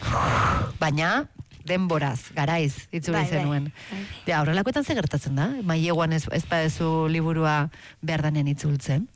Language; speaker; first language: Basque; native; Basque